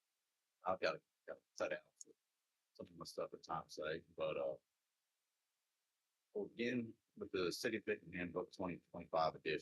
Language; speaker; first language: English; native; English